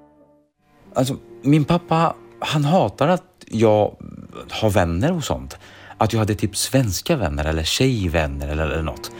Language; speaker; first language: Swedish; early bilingual, other home language; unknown